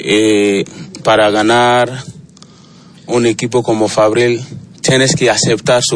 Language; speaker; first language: Spanish; non-native, learner; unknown